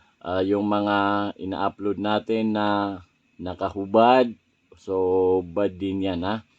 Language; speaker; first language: Filipino; non-native, local second language; Maranao